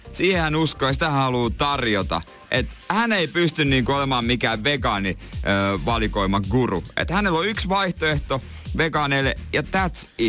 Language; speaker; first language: Finnish; native; Finnish